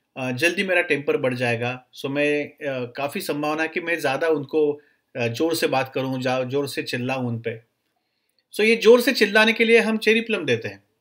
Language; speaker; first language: Hindi; non-native, local second language; Marathi